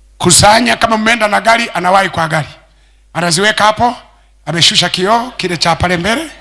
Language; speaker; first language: Swahili; native; Swahili